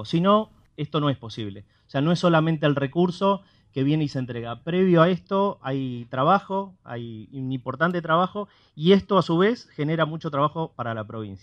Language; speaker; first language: Spanish; native; Spanish